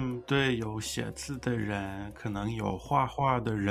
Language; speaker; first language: Chinese; early bilingual, heritage; Chinese